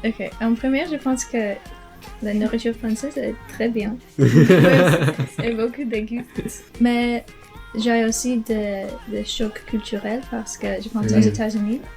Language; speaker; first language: French; non-native, learner; English